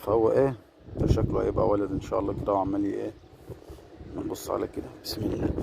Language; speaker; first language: Arabic; native; Arabic